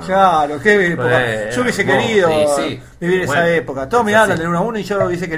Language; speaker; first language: Spanish; native; Spanish